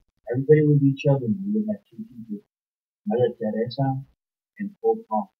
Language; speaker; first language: English; early bilingual, other home language; Spanish